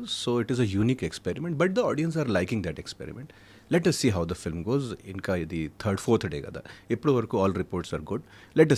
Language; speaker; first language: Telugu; non-native, fluent; Hindi